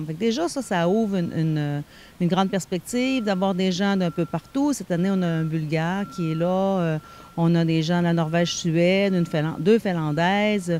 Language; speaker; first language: French; native; French